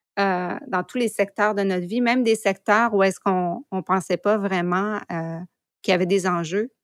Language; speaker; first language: French; native; French